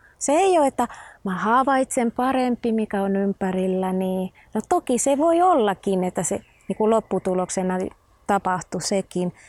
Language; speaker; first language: Finnish; non-native, fluent; Spanish